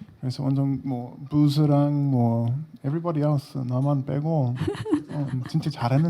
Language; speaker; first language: Korean; non-native, learner; English